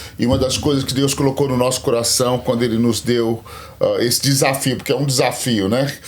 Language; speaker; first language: Portuguese; native; Portuguese